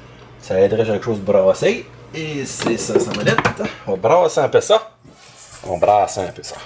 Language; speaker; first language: French; native; French